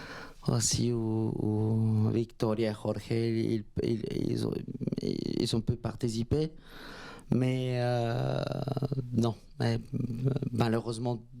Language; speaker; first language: French; non-native, fluent; Spanish